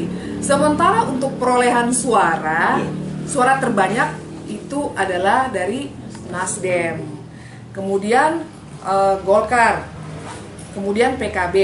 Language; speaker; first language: Indonesian; native; Indonesian